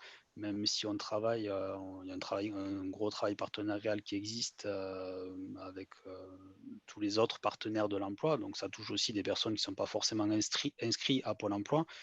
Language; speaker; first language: French; native; French